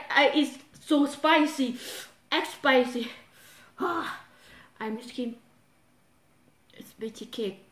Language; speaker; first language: English; non-native, learner; Thai